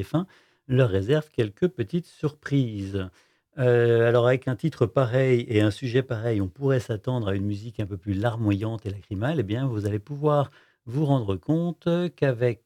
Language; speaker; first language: French; native; French